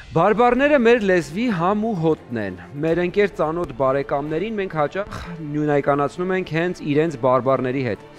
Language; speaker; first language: Armenian; native; Armenian